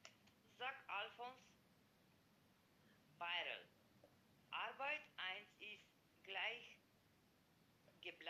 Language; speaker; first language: German; non-native, learner; Macedonian